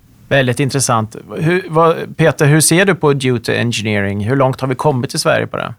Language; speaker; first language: Swedish; native; Swedish